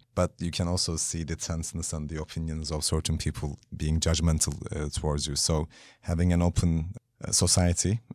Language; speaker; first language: English; non-native, fluent; Turkish